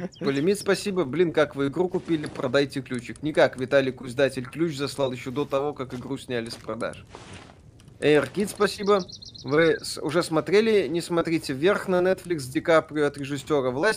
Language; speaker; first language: Russian; native; Russian